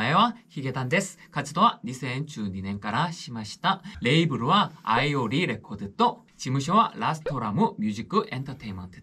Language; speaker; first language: Japanese; non-native, learner; Korean